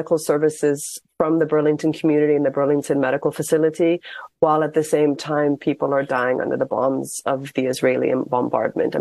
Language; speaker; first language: English; native; English